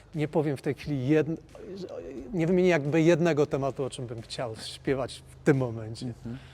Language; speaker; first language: Polish; native; Polish